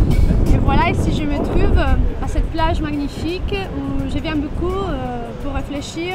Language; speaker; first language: French; non-native, fluent; Spanish